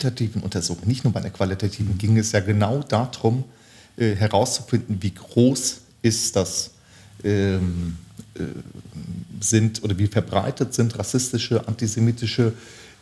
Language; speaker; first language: German; early bilingual, other home language; Turkish